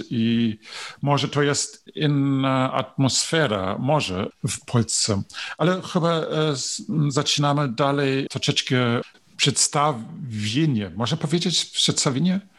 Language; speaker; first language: Polish; non-native, learner; German